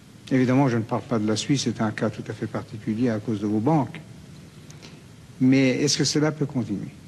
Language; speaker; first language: French; non-native, fluent; Persian